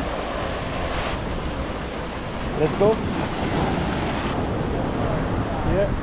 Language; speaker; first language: English; non-native, learner; Korean